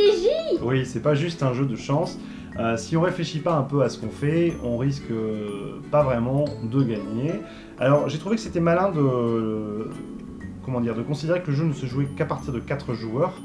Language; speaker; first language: French; native; French